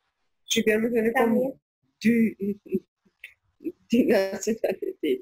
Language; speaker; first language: French; non-native, learner; Albanian